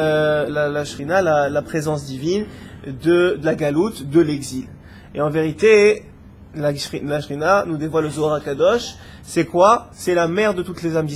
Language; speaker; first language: French; native; French